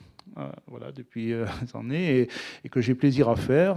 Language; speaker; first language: French; native; French